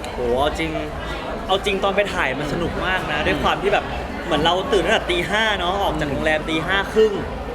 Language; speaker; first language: Thai; native; Thai